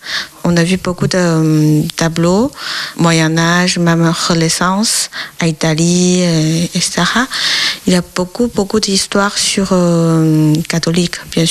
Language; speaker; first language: French; non-native, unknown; Chinese